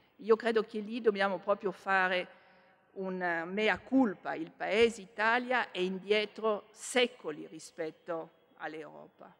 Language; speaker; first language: Italian; non-native, fluent; French